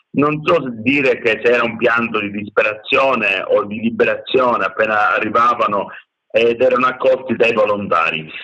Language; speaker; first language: Italian; native; Italian